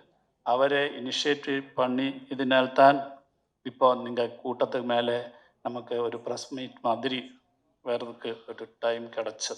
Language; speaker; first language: Tamil; non-native, learner; Malayalam